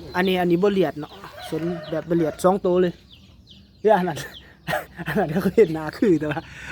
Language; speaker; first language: Thai; native; Thai